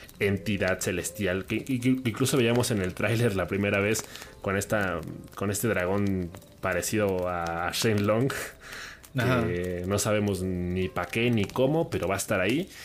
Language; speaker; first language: Spanish; native; Spanish